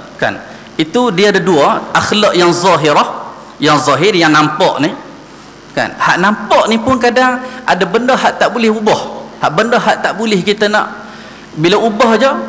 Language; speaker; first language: Malay; native; Malay